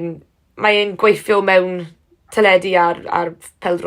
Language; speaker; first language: Welsh; non-native, learner; English